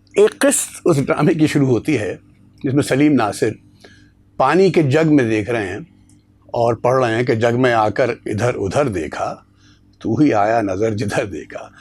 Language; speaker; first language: Urdu; native; Urdu